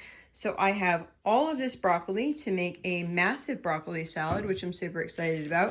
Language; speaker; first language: English; native; English